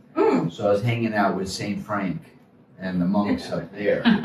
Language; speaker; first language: English; native; English